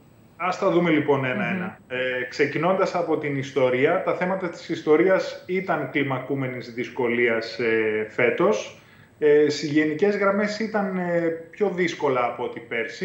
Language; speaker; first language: Greek; native; Greek